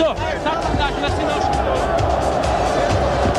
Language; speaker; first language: Portuguese; native; Portuguese